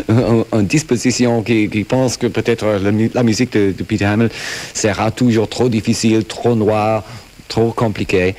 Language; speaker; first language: French; non-native, fluent; English